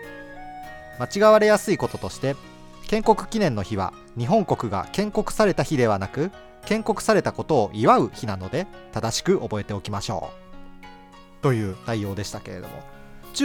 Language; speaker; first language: Japanese; native; Japanese